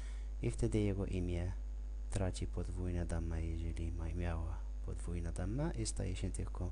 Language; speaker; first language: Polish; non-native, fluent; Arabic